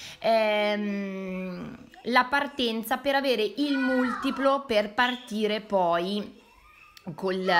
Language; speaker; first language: Italian; native; Italian